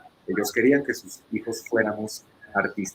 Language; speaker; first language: Spanish; native; Spanish